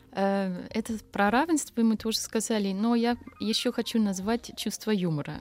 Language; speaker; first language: Russian; non-native, fluent; Danish